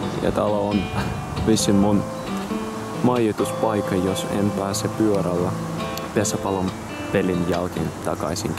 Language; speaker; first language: Finnish; non-native, fluent; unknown